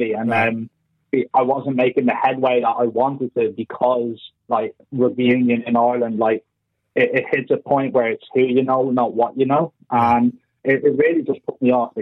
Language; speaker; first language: English; native; English